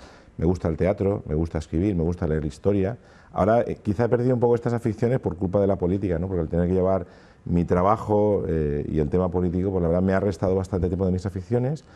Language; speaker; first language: Spanish; native; Spanish